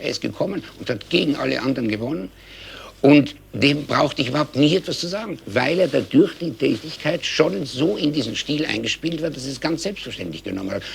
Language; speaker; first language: German; native; German